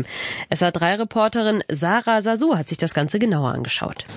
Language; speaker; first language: German; native; German